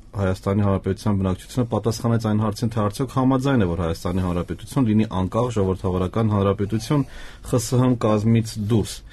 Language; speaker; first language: Armenian; native; Armenian